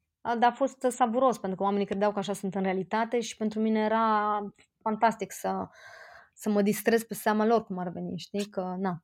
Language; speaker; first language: Romanian; native; Romanian